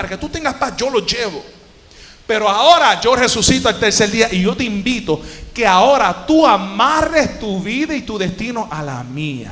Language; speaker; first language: Spanish; native; Spanish